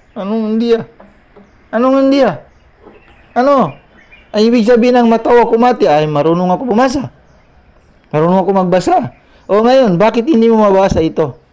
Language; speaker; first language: Filipino; non-native, local second language; Maranao